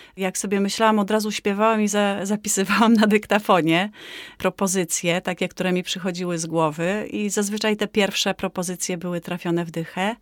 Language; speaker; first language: Polish; native; Polish